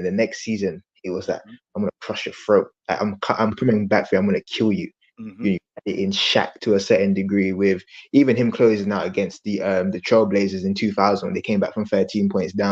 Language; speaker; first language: English; native; English